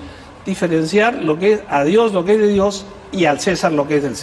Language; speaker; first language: Spanish; native; Spanish